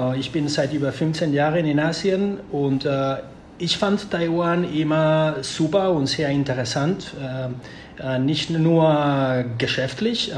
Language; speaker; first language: German; non-native, fluent; Spanish